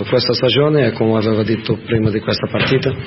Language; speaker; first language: Italian; non-native, fluent; Portuguese